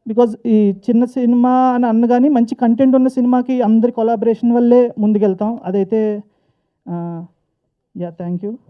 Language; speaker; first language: Telugu; native; Telugu